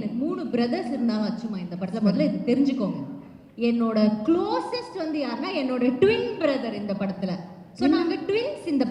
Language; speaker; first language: Tamil; native; Tamil